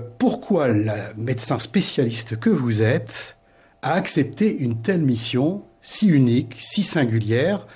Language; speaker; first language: French; native; French